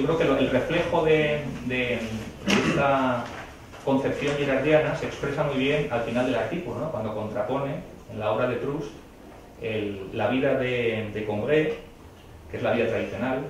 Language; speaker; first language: Spanish; native; Spanish